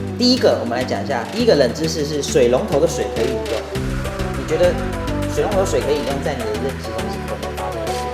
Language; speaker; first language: Chinese; native; Chinese